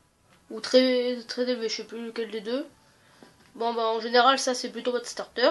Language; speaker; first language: French; native; French